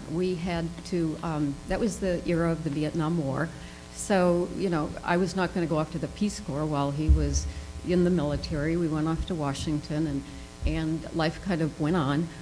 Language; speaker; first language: English; native; English